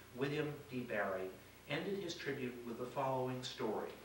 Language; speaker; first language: English; native; English